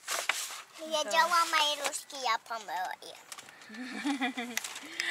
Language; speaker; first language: Russian; early bilingual, heritage; Russian